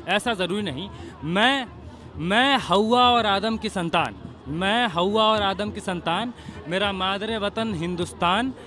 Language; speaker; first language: Urdu; native; Urdu